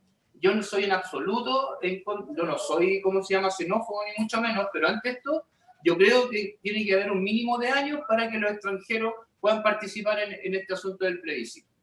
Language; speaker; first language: Spanish; native; Spanish